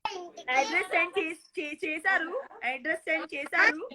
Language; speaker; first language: Telugu; non-native, local second language; Gujarati